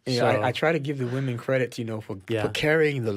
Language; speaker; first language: English; native; English